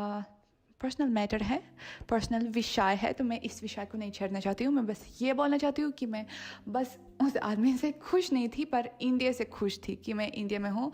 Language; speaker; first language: Hindi; non-native, fluent; Russian